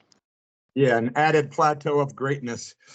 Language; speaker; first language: English; native; English